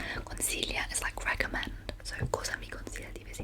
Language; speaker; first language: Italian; early bilingual, heritage; English